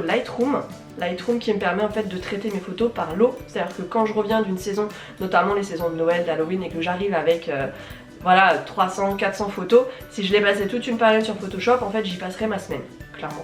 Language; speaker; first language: French; native; French